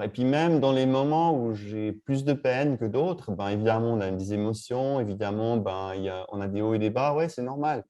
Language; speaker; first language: French; native; French